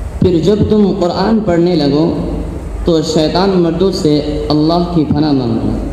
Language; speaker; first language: Urdu; non-native, local second language; Bangla